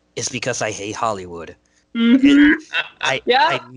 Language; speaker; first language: English; non-native, fluent; Spanish